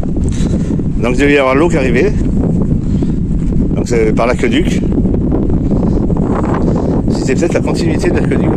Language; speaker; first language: French; native; French